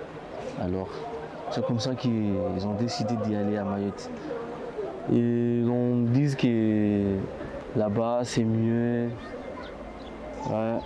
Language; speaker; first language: French; non-native, learner; Comorian